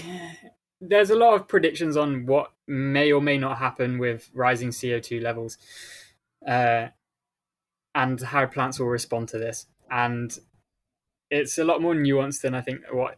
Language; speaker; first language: English; native; English